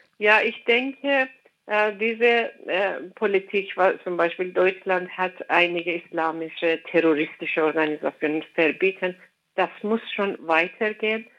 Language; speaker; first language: German; non-native, fluent; Persian